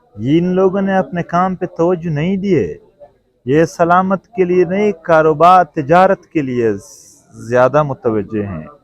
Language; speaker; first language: Urdu; non-native, local second language; Pashto